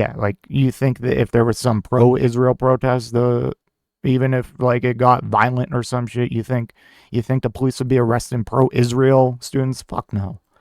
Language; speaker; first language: English; native; English